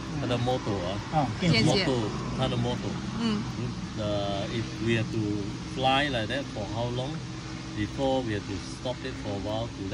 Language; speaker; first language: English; non-native, learner; Chinese